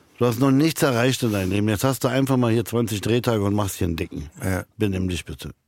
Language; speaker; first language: German; early bilingual, other home language; Arabic